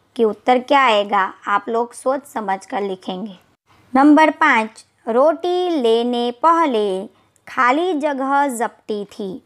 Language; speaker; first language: Hindi; non-native, local second language; Gujarati